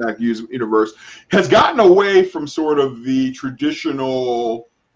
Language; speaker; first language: English; native; English